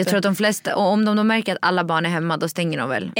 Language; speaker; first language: Swedish; native; Swedish